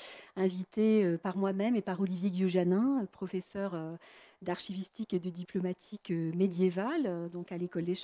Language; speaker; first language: French; native; French